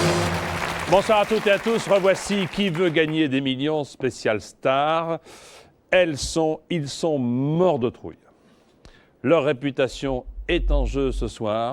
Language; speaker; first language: French; native; French